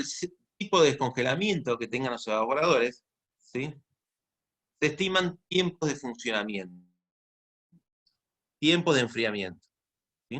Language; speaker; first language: Spanish; native; Spanish